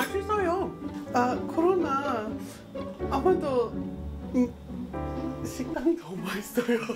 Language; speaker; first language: Korean; non-native, learner; English